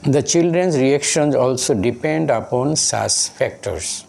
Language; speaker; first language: English; non-native, local second language; Bangla